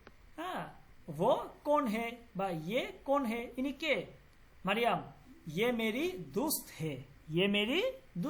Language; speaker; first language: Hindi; non-native, fluent; Bangla